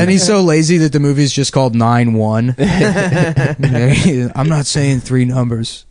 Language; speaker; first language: English; native; English